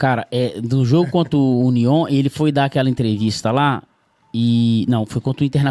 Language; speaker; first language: Portuguese; native; Portuguese